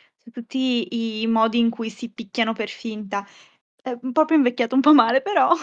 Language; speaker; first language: Italian; native; Italian